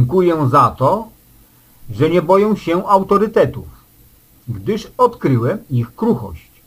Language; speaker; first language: Polish; native; Polish